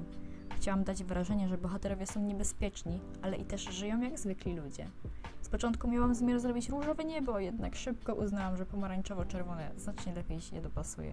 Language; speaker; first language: Polish; native; Polish